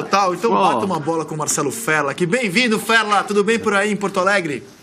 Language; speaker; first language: Portuguese; native; Portuguese